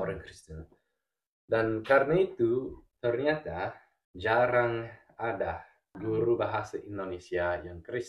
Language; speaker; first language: Indonesian; non-native, fluent; English